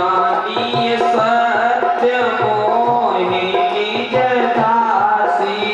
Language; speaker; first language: Hindi; native; Hindi